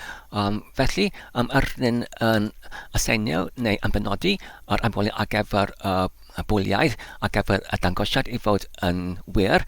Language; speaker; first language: Welsh; non-native, learner; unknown